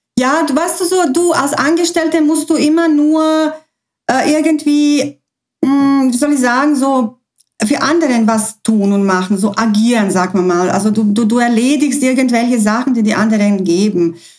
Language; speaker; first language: German; early bilingual, other home language; Croatian